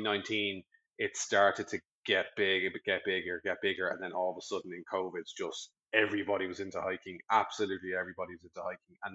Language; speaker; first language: English; native; English